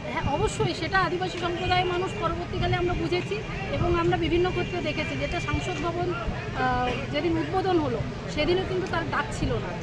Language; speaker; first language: Bangla; non-native, local second language; Santali